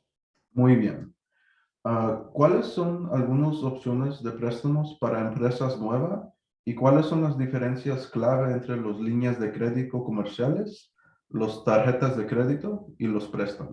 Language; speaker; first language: Spanish; early bilingual, heritage; Spanish